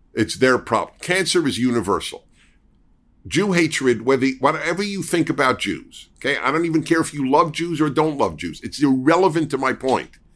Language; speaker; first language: English; native; English